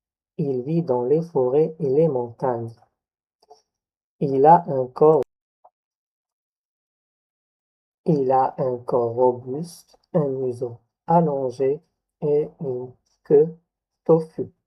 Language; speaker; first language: French; non-native, local second language; Arabic